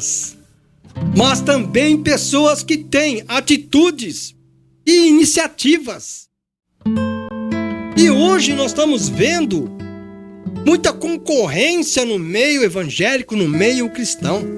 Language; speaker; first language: Portuguese; native; Portuguese